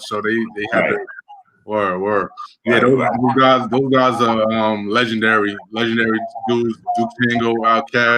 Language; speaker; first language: English; native; English